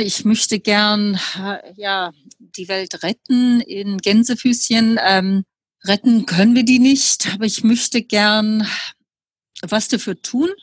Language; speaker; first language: German; non-native, fluent; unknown